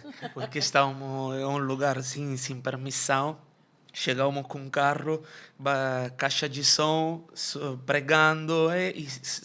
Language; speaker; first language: Portuguese; non-native, fluent; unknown